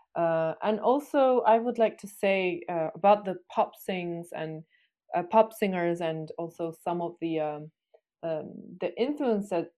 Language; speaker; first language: English; non-native, fluent; Chinese